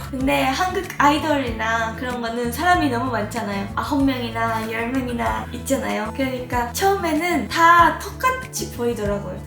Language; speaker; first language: Korean; non-native, fluent; Japanese